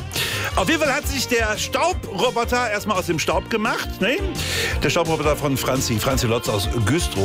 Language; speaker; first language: German; native; German